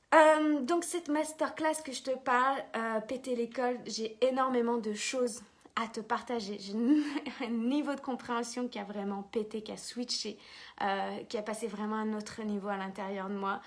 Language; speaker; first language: French; native; French